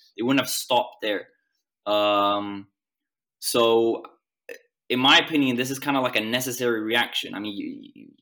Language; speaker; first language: English; non-native, fluent; Swedish